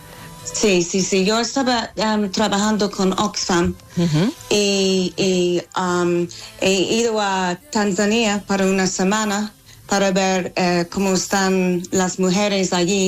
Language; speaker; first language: Spanish; non-native, fluent; English